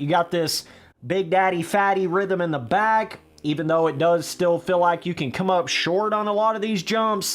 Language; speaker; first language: English; native; English